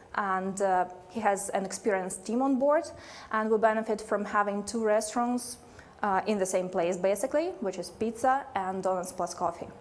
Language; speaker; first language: English; non-native, fluent; Russian